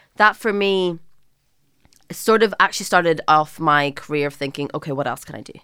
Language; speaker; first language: English; native; English